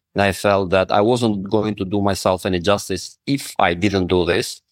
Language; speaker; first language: English; non-native, fluent; Albanian